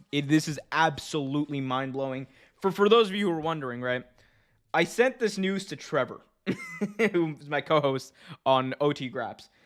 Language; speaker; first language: English; native; English